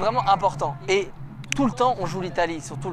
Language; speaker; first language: French; native; French